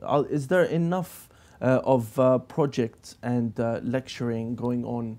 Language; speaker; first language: English; native; English